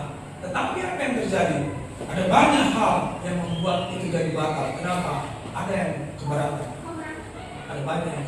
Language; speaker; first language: Indonesian; native; Indonesian